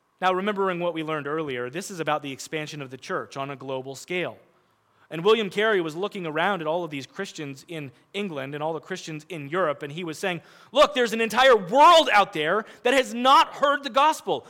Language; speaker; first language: English; native; English